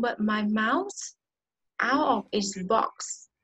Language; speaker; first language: English; non-native, learner; Vietnamese